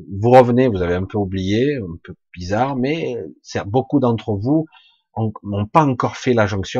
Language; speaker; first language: French; native; French